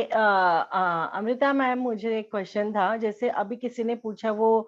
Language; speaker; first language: Hindi; native; Hindi